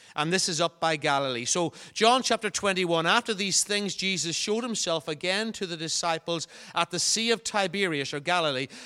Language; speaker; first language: English; native; English